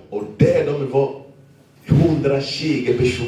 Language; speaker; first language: Swedish; non-native, fluent; Lingala